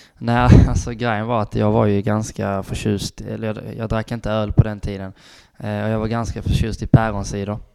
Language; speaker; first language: Swedish; native; Swedish